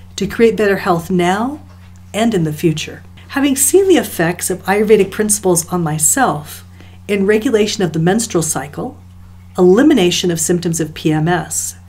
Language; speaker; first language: English; native; English